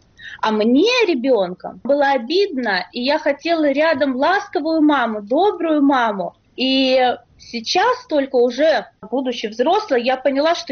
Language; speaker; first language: Russian; native; Russian